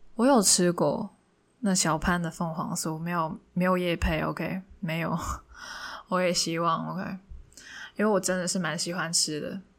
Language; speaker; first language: Chinese; non-native, local second language; Cantonese